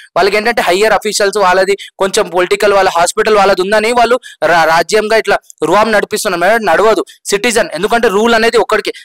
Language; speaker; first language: Telugu; non-native, local second language; Urdu